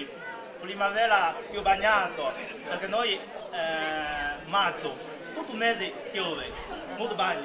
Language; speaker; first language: Italian; non-native, learner; Chinese